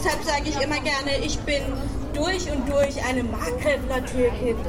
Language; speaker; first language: German; early bilingual, other home language; Turkish